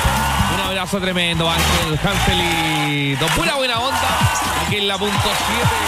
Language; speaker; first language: Spanish; native; Spanish